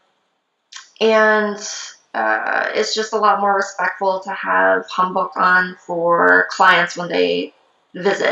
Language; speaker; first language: English; early bilingual, other home language; Korean